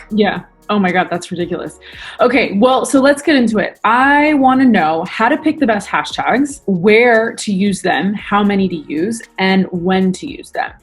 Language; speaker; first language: English; native; English